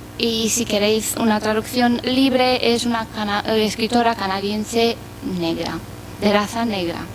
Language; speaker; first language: Spanish; non-native, fluent; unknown